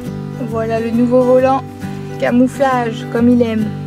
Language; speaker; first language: French; native; French